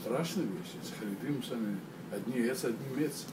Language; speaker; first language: Hebrew; non-native, learner; Russian